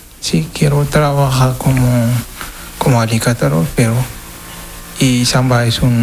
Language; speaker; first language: Spanish; non-native, learner; Wolof